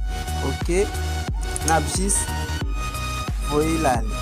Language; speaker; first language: French; non-native, learner; Haitian Creole